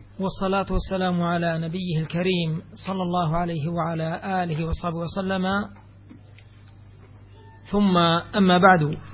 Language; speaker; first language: Arabic; native; Arabic